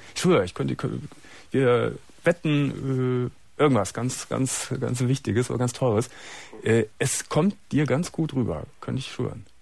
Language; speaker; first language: German; native; German